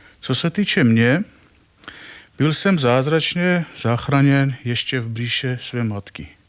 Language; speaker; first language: Czech; non-native, fluent; Armenian